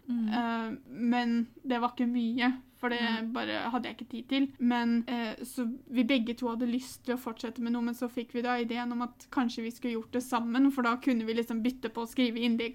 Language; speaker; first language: Norwegian; native; Norwegian